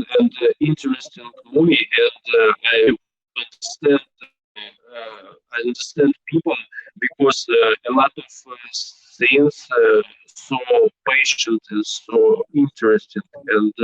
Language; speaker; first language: English; non-native, learner; Belarusian